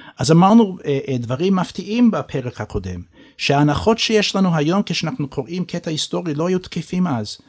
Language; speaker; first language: Hebrew; non-native, fluent; English